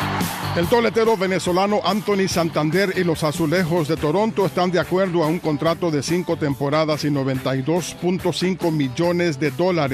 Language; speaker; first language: Spanish; native; Spanish